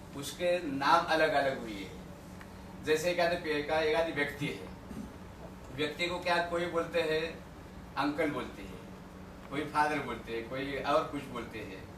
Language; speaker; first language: Hindi; non-native, local second language; Marathi